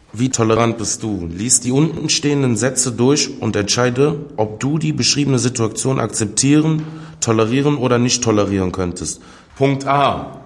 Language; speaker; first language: German; native; German